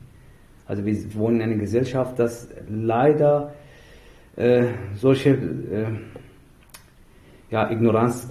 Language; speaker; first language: German; non-native, fluent; Persian